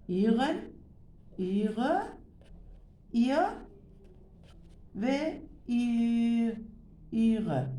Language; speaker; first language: German; non-native, fluent; Turkish